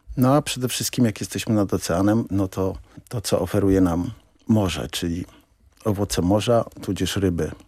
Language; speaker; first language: Polish; native; Polish